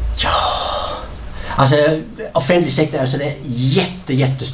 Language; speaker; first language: Swedish; non-native, fluent; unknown